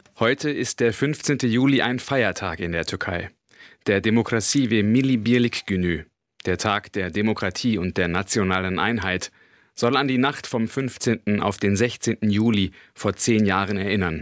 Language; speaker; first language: German; native; German